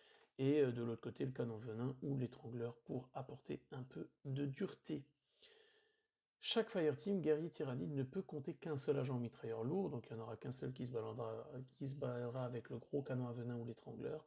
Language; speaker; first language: French; native; French